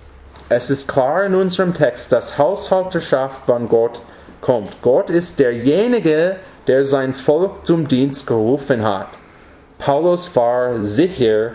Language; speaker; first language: German; non-native, fluent; English